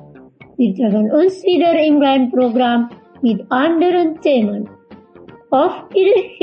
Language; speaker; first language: German; non-native, fluent; Indonesian